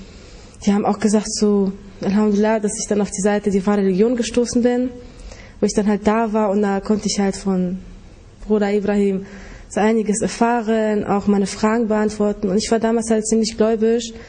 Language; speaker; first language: German; early bilingual, other home language; Polish